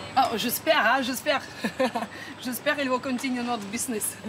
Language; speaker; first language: French; non-native, fluent; Russian